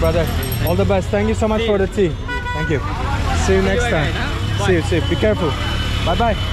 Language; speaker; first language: English; non-native, fluent; Azerbaijani